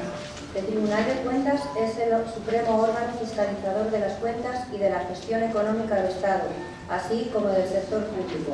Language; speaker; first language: Spanish; native; Spanish